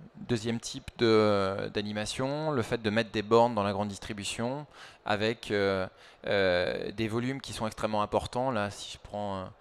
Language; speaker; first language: French; native; French